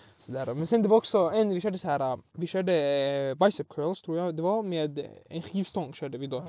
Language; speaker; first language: Swedish; early bilingual, other home language; Arabic